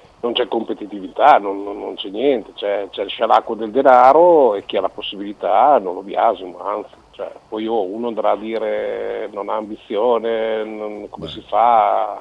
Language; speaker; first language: Italian; native; Italian